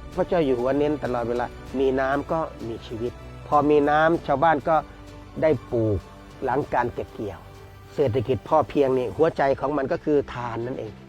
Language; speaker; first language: Thai; native; Thai